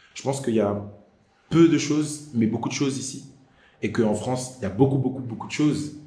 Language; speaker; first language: French; native; French